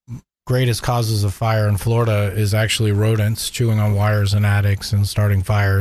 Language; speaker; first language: English; native; English